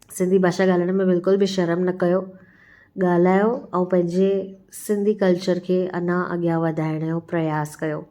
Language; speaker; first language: Sindhi; early bilingual, heritage; Sindhi